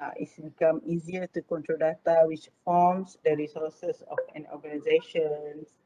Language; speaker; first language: English; non-native, local second language; Malay